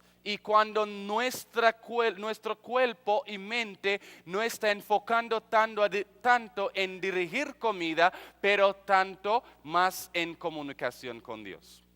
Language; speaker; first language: Spanish; non-native, fluent; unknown